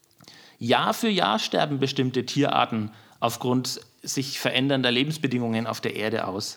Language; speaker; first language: German; native; German